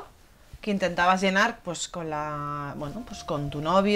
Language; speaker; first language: Spanish; native; Spanish